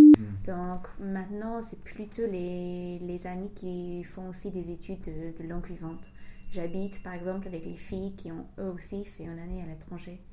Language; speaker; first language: French; non-native, fluent; English